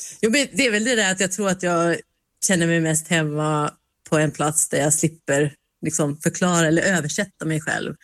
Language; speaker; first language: Swedish; early bilingual, other home language; Finnish